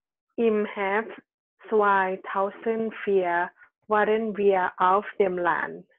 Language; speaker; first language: German; non-native, learner; Thai